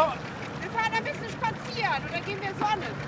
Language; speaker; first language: German; native; German